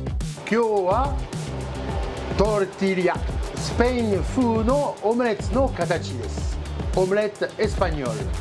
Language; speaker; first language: Japanese; non-native, fluent; French